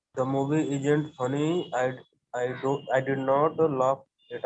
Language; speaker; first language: English; non-native, learner; Hindi